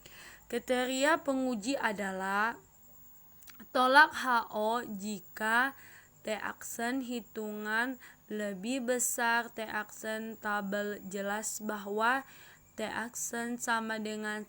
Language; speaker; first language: Indonesian; native; Indonesian